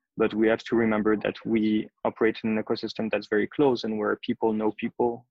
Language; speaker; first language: English; non-native, fluent; French